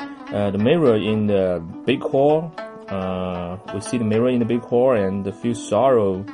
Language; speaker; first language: English; non-native, fluent; Chinese